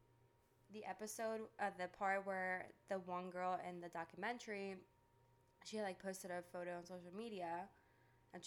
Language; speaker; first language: English; early bilingual, other home language; Greek